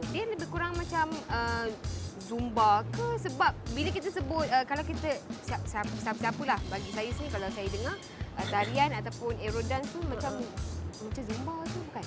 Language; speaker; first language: Malay; native; Malay